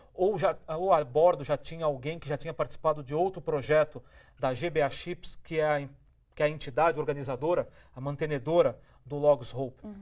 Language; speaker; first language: Portuguese; native; Portuguese